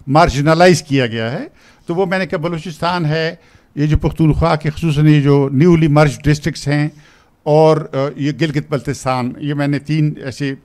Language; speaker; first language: Urdu; non-native, local second language; Pashto